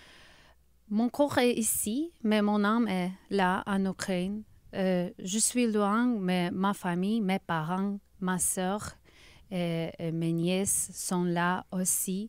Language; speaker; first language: French; non-native, learner; Ukrainian